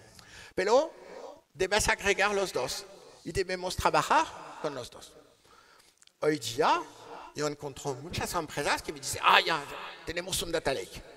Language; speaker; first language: Spanish; non-native, learner; French